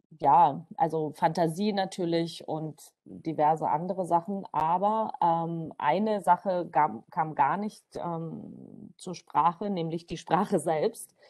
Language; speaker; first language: German; non-native, fluent; Georgian